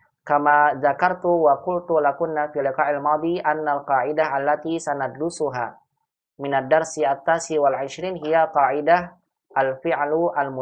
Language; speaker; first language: Arabic; non-native, fluent; Indonesian